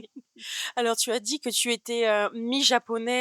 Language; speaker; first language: French; native; French